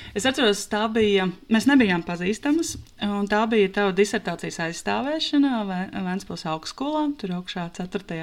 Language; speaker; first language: Latvian; native; Latvian